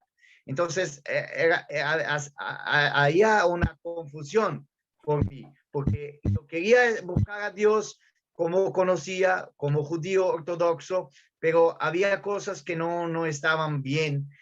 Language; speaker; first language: Spanish; non-native, learner; Portuguese